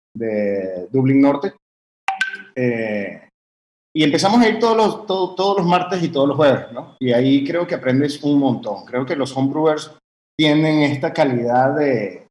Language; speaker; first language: Spanish; early bilingual, heritage; French